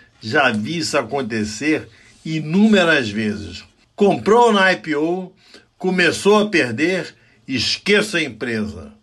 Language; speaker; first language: Portuguese; native; Portuguese